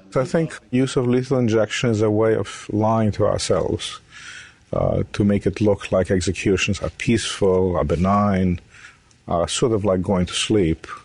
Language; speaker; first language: English; early bilingual, other home language; Romanian